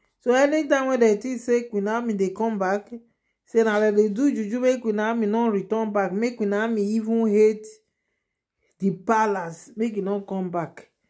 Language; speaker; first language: Nigerian Pidgin; non-native, local second language; Yoruba